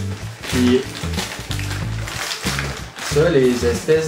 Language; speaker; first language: French; native; French